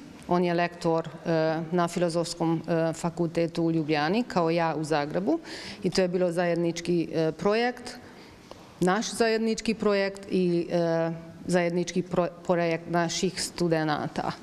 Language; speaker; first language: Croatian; non-native, fluent; Hungarian